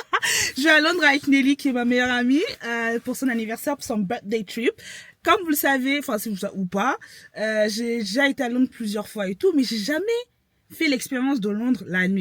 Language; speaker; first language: French; native; French